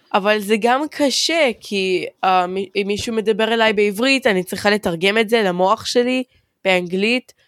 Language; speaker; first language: Hebrew; early bilingual, other home language; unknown